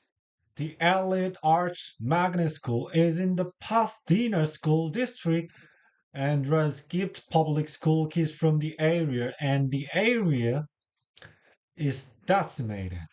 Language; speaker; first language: English; non-native, learner; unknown